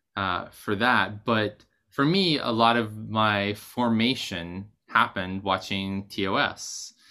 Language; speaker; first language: English; native; English